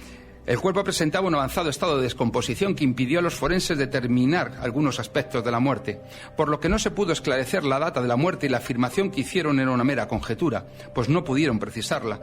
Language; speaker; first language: Spanish; native; Spanish